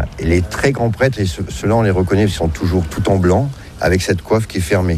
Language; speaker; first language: French; native; French